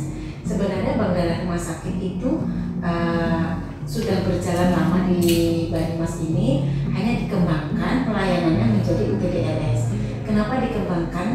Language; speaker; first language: Indonesian; native; Indonesian